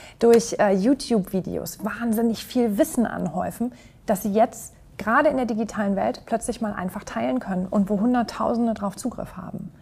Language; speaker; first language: German; native; German